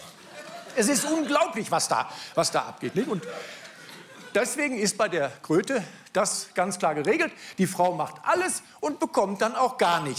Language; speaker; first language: German; native; German